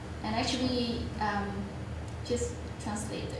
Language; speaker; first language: English; non-native, fluent; Vietnamese